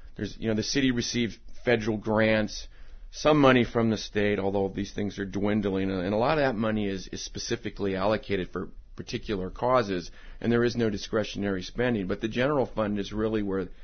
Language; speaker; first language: English; native; English